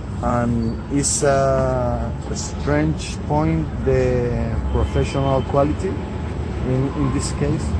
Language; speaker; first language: English; non-native, learner; Spanish